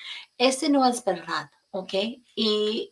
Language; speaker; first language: Spanish; non-native, fluent; English